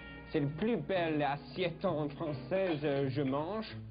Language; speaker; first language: French; non-native, learner; English